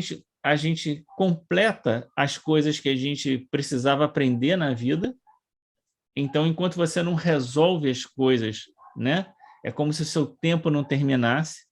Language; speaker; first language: Portuguese; native; Portuguese